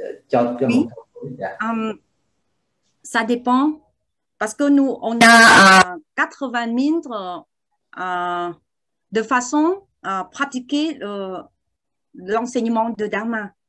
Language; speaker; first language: French; non-native, learner; Vietnamese